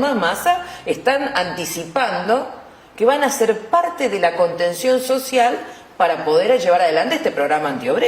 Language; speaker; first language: Spanish; native; Spanish